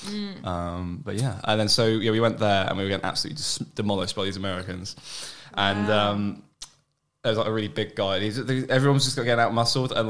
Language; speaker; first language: English; native; English